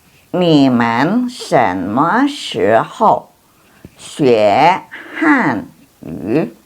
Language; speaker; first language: Chinese; non-native, fluent; Indonesian